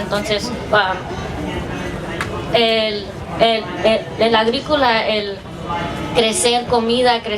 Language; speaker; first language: Spanish; early bilingual, heritage; English